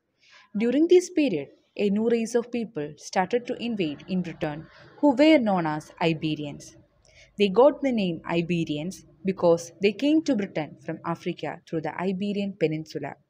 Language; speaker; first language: English; non-native, local second language; Malayalam